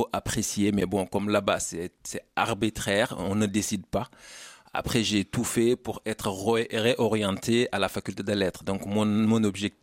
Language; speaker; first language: French; non-native, local second language; Wolof